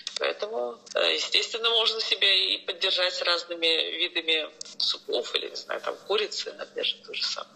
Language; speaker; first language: Russian; native; Russian